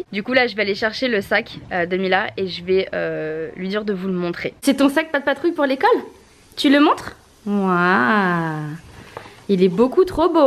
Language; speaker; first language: French; native; French